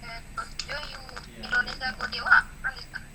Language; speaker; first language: Japanese; non-native, learner; Indonesian